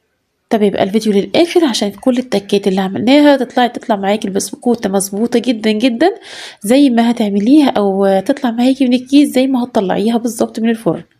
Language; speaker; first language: Arabic; native; Arabic